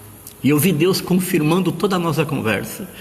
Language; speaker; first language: Portuguese; native; Portuguese